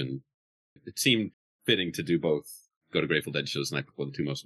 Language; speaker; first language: English; native; English